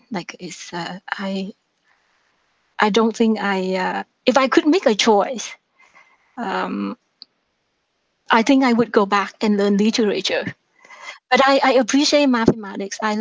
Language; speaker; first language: English; non-native, fluent; Vietnamese